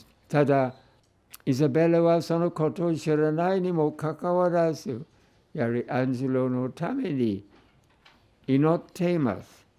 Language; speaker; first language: Japanese; non-native, fluent; English